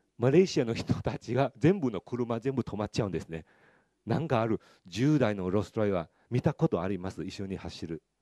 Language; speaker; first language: Japanese; non-native, fluent; Chinese